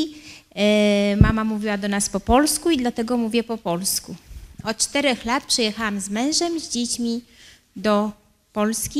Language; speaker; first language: Polish; early bilingual, heritage; Arabic